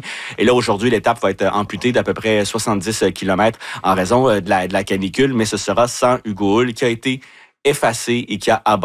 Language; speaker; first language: French; native; French